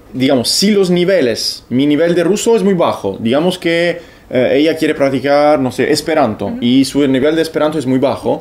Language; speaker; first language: Spanish; non-native, fluent; Italian